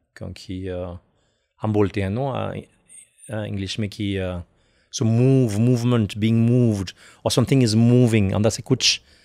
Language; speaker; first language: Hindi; non-native, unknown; French